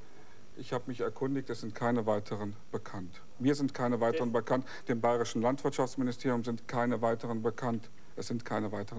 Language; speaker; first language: German; native; German